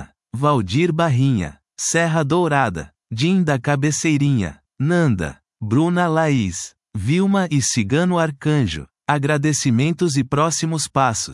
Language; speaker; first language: Portuguese; native; Portuguese